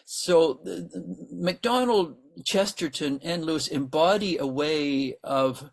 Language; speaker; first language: English; native; English